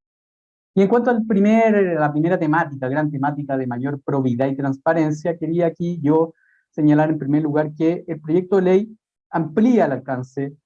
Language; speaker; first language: Spanish; native; Spanish